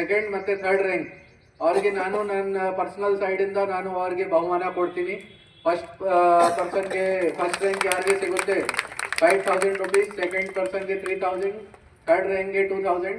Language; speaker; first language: Kannada; non-native, fluent; Hindi